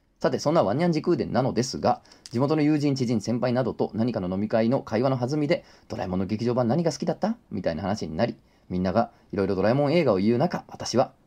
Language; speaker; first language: Japanese; native; Japanese